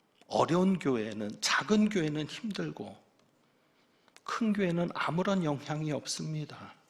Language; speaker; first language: Korean; native; Korean